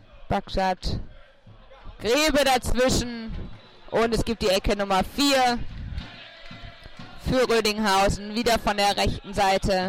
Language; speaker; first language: German; native; German